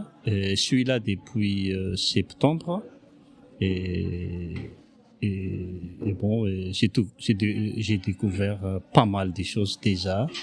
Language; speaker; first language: French; non-native, local second language; Malagasy